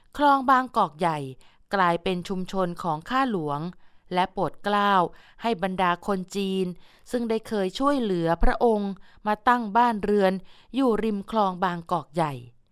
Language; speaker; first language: Thai; native; Thai